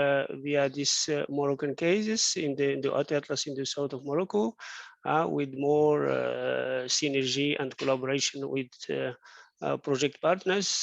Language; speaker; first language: English; non-native, fluent; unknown